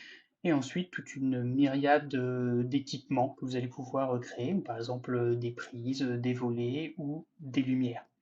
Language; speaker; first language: French; native; French